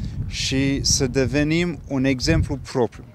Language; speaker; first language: Romanian; early bilingual, heritage; English